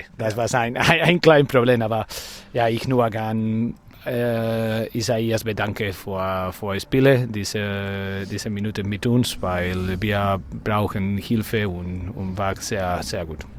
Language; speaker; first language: German; non-native, learner; Spanish